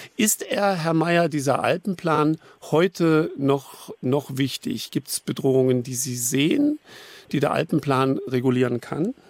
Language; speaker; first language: German; native; German